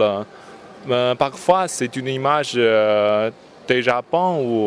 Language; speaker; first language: French; non-native, learner; Chinese